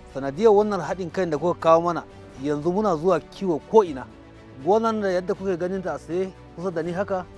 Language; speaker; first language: Hausa; non-native, local second language; Fula